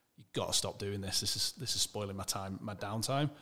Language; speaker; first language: English; native; English